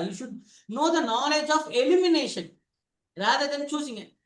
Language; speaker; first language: English; non-native, local second language; Tamil